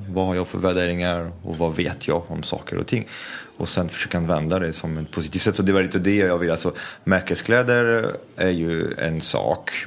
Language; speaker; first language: Swedish; non-native, fluent; French